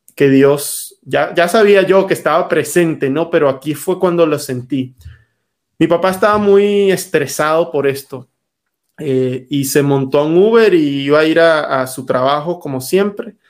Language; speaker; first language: Spanish; native; Spanish